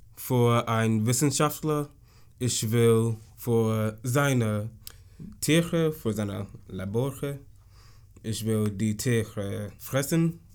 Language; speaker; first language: German; non-native, learner; English